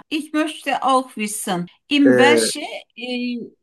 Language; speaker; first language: German; non-native, learner; Turkish